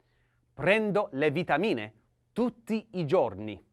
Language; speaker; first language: Italian; non-native, learner; English